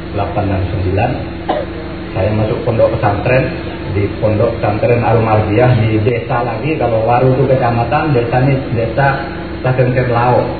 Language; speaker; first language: Indonesian; non-native, local second language; Madurese